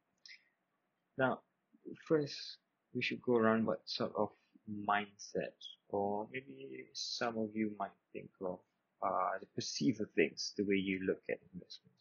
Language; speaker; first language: English; non-native, local second language; Malay